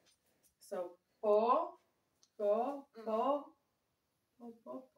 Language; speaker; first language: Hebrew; non-native, learner; English